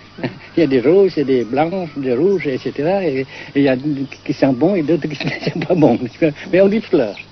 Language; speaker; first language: French; non-native, fluent; Vietnamese